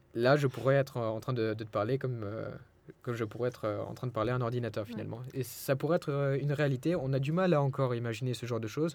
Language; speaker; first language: French; non-native, fluent; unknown